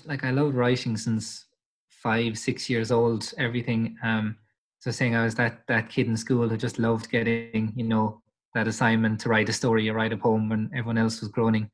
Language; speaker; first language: English; native; English